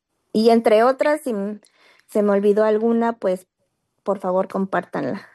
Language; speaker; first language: Spanish; native; Spanish